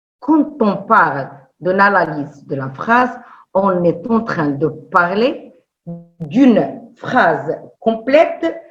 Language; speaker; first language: French; non-native, local second language; Arabic